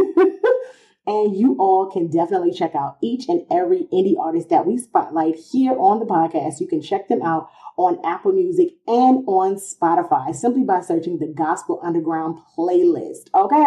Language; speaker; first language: English; native; English